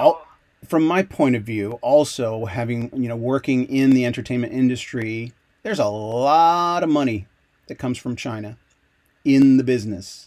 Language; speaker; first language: English; native; English